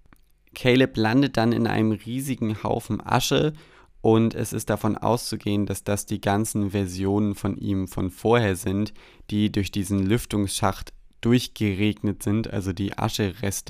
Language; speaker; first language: German; native; German